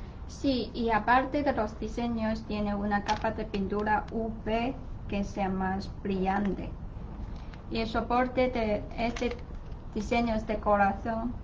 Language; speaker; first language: Spanish; non-native, learner; Chinese